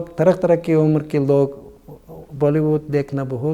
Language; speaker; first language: Hindi; non-native, learner; Mongolian